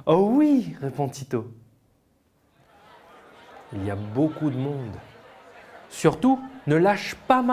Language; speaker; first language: French; native; French